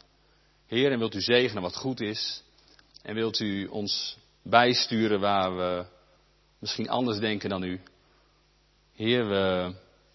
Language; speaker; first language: Dutch; native; Dutch